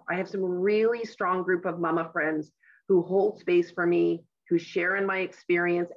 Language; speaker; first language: English; native; English